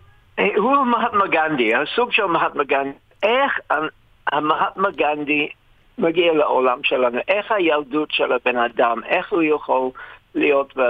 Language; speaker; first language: Hebrew; non-native, fluent; English